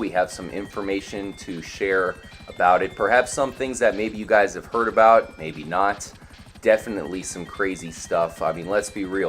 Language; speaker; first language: English; native; English